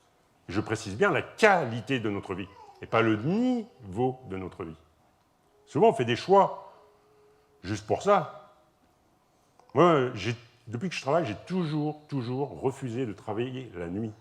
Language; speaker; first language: French; native; French